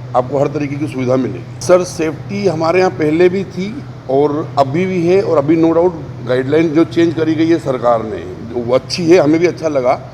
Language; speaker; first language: Hindi; non-native, local second language; Gujarati